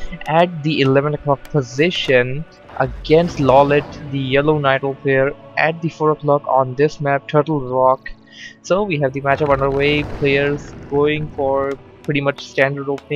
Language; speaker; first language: English; non-native, fluent; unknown